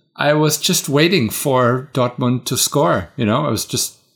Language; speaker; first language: English; non-native, fluent; German